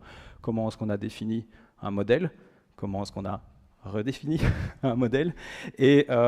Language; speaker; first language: French; native; French